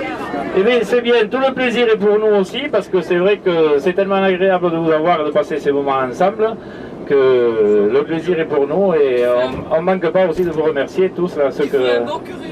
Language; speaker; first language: French; native; French